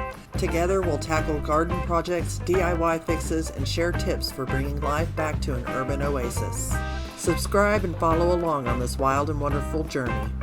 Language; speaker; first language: English; native; English